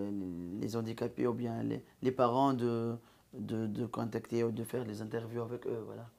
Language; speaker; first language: French; non-native, local second language; Arabic